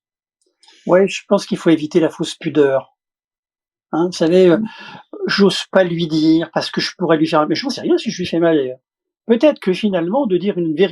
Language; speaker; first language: French; native; French